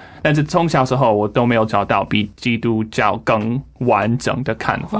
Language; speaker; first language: Chinese; non-native, fluent; English